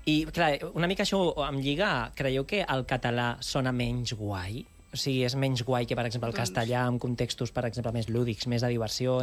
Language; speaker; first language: Catalan; native; Catalan